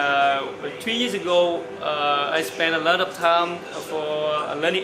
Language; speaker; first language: English; non-native, learner; Vietnamese